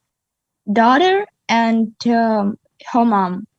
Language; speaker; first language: English; non-native, learner; Ukrainian